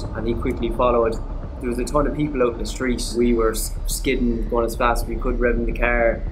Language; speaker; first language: English; native; English